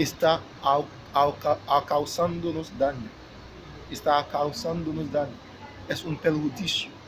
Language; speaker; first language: Spanish; non-native, fluent; Haitian Creole